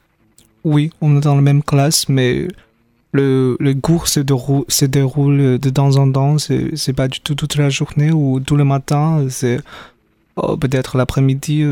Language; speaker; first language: French; non-native, fluent; Chinese